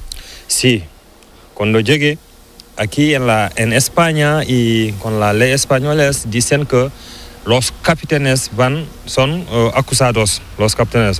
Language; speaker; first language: Spanish; non-native, learner; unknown